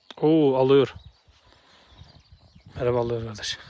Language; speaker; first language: Turkish; native; Turkish